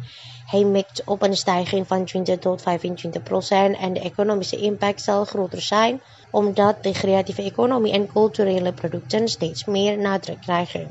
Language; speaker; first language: Dutch; non-native, fluent; Indonesian